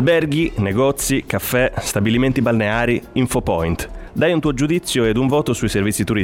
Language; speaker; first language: Italian; native; Italian